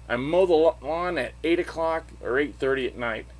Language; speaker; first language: English; native; English